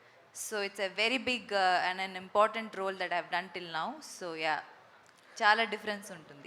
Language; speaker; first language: Telugu; non-native, local second language; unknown